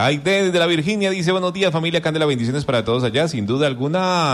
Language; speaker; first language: Spanish; native; Spanish